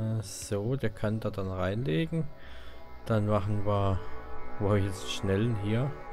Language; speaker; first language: German; native; German